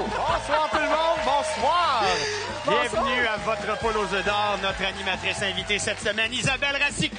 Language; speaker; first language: French; native; French